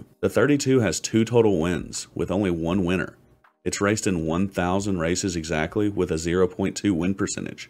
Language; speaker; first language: English; native; English